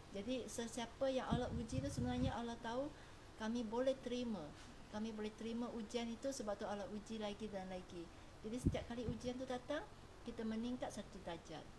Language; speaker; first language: Malay; non-native, local second language; Chinese